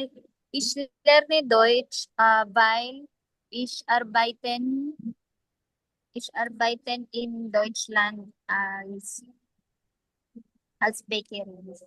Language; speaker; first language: German; non-native, learner; Filipino